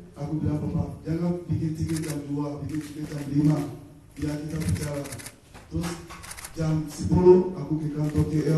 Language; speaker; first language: Indonesian; non-native, fluent; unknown